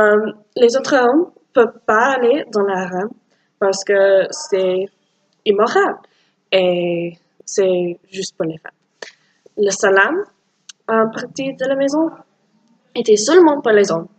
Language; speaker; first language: French; non-native, learner; English